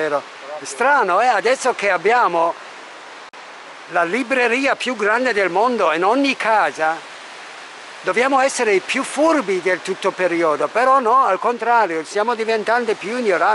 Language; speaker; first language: Italian; non-native, fluent; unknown